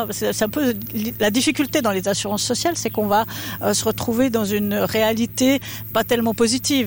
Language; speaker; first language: French; native; French